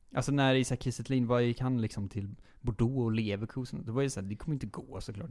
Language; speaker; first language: Swedish; native; Swedish